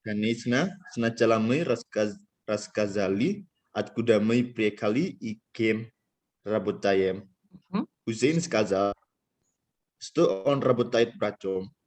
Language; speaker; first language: Russian; non-native, learner; Indonesian